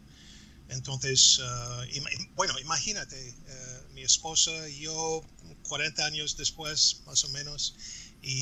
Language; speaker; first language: Spanish; non-native, fluent; English